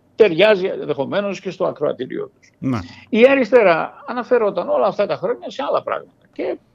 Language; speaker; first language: Greek; early bilingual, heritage; Greek